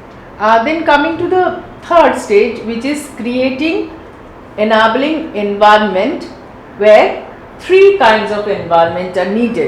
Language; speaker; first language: English; non-native, local second language; Bangla